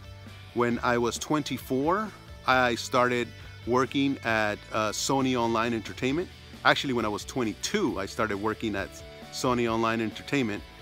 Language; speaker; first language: English; early bilingual, other home language; Spanish